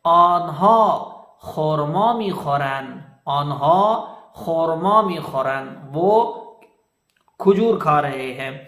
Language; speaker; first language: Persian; non-native, fluent; Urdu